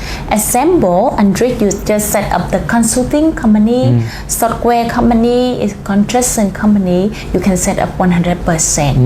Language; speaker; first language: English; non-native, learner; Vietnamese